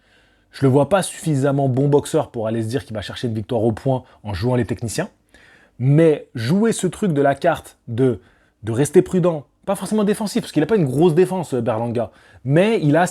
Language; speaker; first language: French; native; French